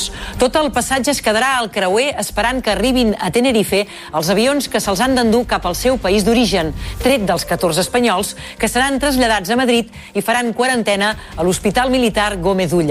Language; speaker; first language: Catalan; native; Catalan